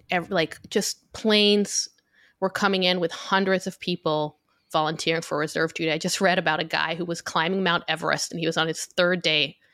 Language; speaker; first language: English; early bilingual, other home language; Hebrew